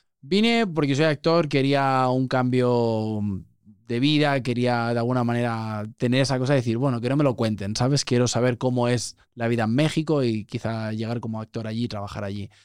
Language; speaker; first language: Spanish; native; Spanish